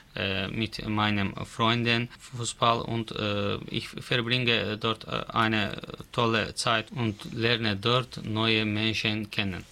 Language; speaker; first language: German; non-native, learner; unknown